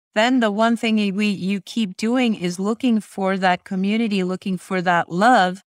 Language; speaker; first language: English; non-native, fluent; Swedish